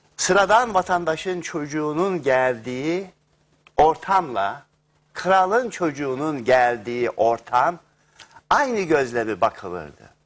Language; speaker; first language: Turkish; native; Turkish